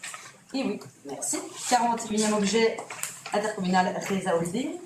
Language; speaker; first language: French; native; French